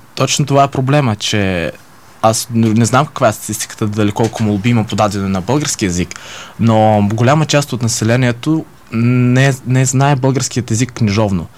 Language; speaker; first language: Bulgarian; early bilingual, heritage; Bulgarian